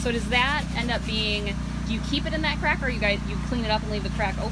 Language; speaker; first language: English; native; English